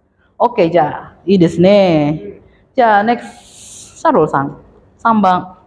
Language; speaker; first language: Japanese; non-native, fluent; Indonesian